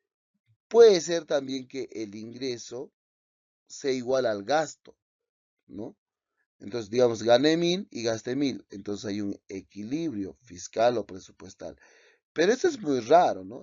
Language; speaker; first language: Spanish; native; Spanish